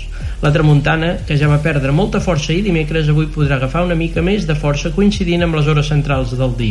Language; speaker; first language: Catalan; native; Catalan